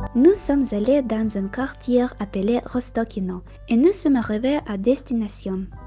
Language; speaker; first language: French; non-native, learner; Russian